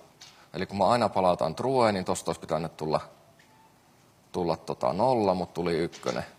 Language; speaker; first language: Finnish; native; Finnish